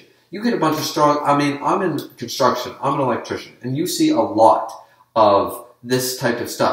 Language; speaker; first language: English; native; English